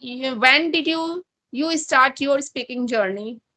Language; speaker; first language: English; non-native, learner; Hindi